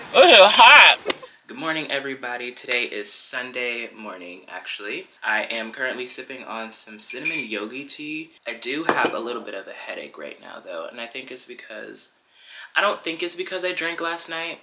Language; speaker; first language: English; native; English